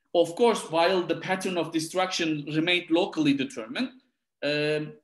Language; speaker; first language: English; non-native, fluent; Turkish